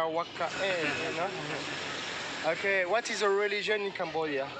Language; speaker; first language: English; non-native, fluent; French